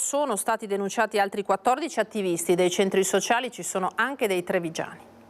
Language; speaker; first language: Italian; native; Italian